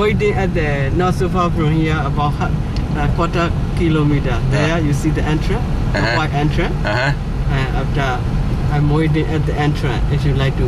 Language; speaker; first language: English; non-native, learner; Burmese